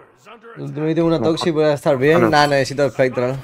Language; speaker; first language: Spanish; native; Spanish